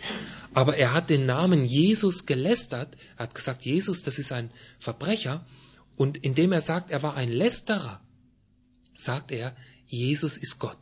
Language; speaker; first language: German; native; German